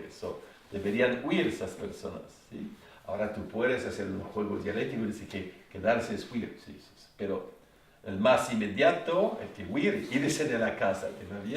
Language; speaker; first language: Spanish; non-native, fluent; French